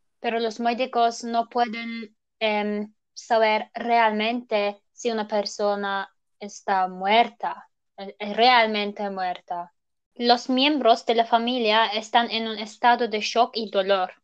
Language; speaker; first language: Spanish; non-native, learner; German